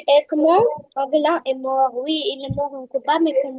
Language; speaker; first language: French; non-native, fluent; Russian